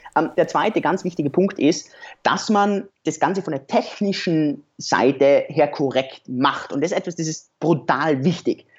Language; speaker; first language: German; native; German